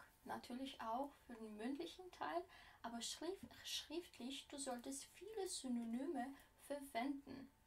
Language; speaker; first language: German; non-native, fluent; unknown